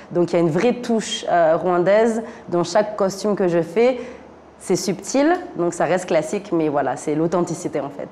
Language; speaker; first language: French; native; French